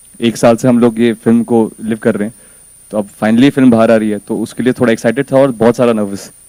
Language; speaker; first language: Hindi; native; Hindi